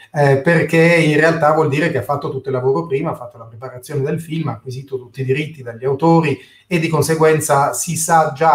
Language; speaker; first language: Italian; native; Italian